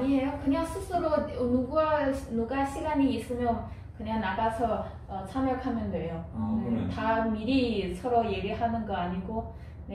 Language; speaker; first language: Korean; non-native, fluent; Chinese